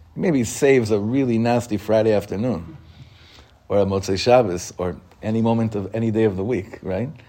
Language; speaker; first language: English; native; English